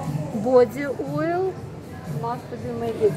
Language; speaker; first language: English; non-native, learner; Russian